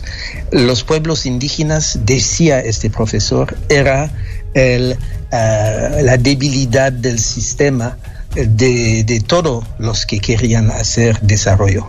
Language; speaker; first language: Spanish; non-native, fluent; French